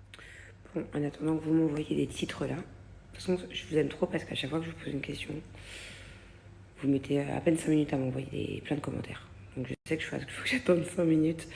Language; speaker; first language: French; native; French